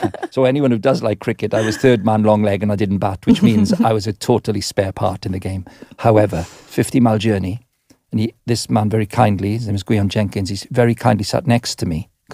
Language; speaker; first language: English; native; English